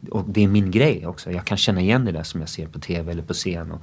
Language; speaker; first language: Swedish; early bilingual, other home language; English